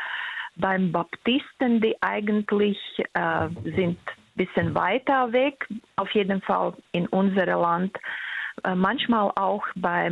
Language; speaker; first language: German; non-native, fluent; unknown